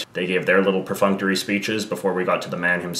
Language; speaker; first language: English; native; English